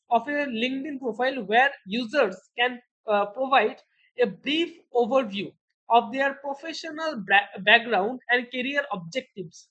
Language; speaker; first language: English; non-native, local second language; Bangla